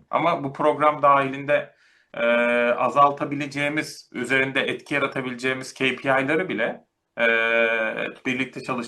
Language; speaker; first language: Turkish; native; Turkish